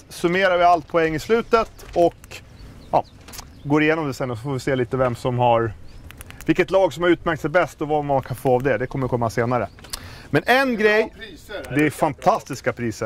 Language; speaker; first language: Swedish; native; Swedish